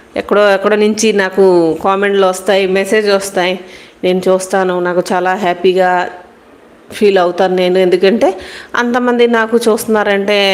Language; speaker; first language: Telugu; non-native, local second language; Hindi